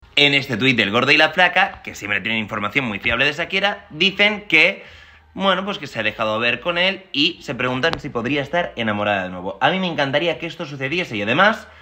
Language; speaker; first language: Spanish; native; Spanish